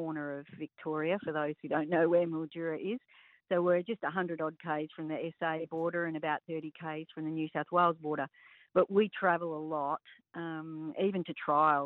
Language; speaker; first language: English; native; English